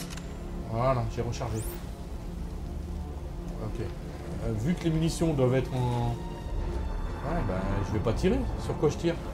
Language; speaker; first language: French; native; French